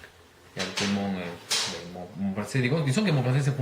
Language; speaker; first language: French; non-native, learner; Spanish